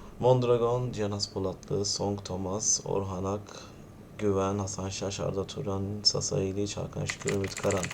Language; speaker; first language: Turkish; native; Turkish